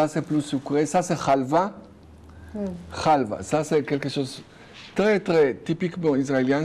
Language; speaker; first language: French; non-native, fluent; Hebrew